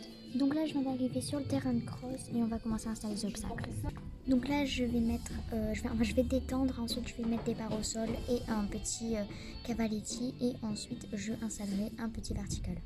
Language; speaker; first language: French; native; French